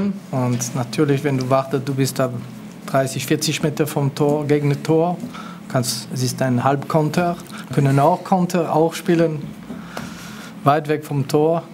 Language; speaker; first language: German; non-native, local second language; French